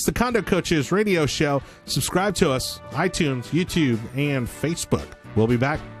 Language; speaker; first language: English; native; English